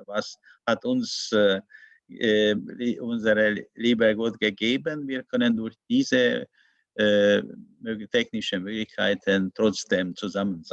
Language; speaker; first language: German; non-native, learner; Hungarian